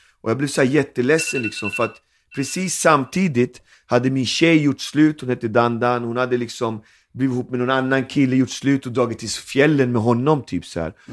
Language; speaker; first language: Swedish; native; Swedish